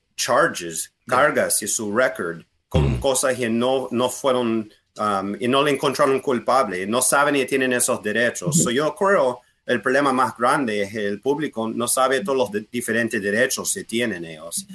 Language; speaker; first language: Spanish; early bilingual, heritage; Spanish